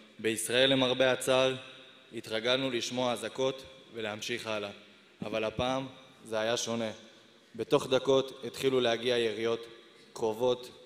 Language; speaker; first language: Hebrew; native; Hebrew